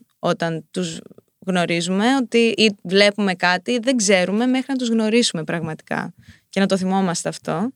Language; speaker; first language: Greek; early bilingual, heritage; Greek